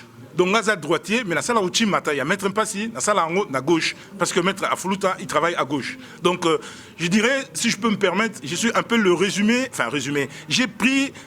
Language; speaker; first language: French; non-native, local second language; Lingala